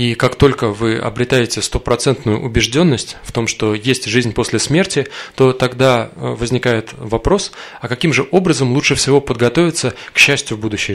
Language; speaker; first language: Russian; native; Russian